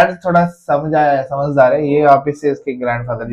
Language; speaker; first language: Hindi; native; Hindi